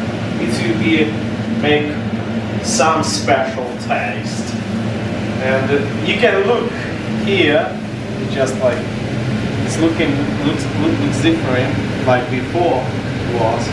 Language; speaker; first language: English; non-native, learner; Ukrainian